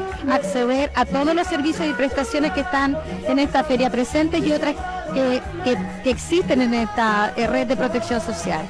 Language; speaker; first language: Spanish; native; Spanish